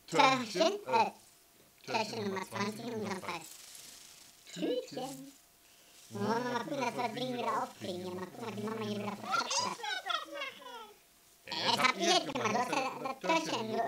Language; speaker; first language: German; native; German